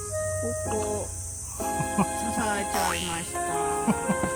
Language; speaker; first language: Japanese; native; Japanese